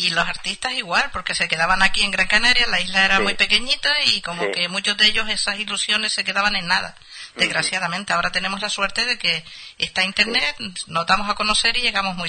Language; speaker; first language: Spanish; native; Spanish